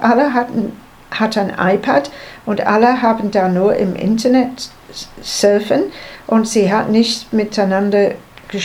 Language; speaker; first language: German; non-native, learner; English